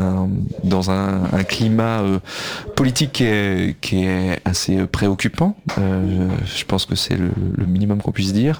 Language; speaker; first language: French; native; French